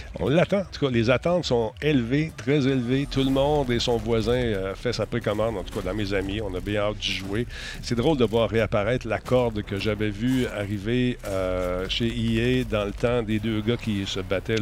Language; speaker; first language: French; native; French